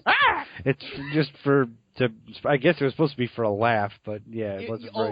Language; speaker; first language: English; native; English